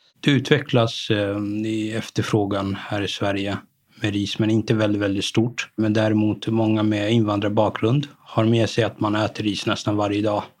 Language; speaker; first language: Swedish; early bilingual, other home language; Arabic